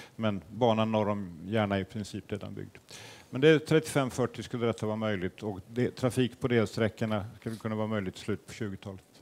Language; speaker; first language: Swedish; native; Swedish